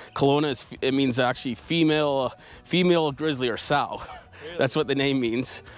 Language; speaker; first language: English; native; English